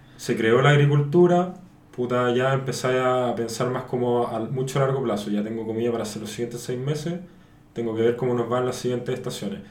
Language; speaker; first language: Spanish; native; Spanish